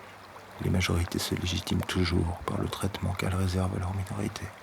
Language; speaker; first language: French; native; French